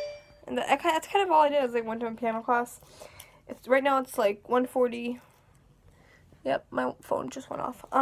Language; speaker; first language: English; native; English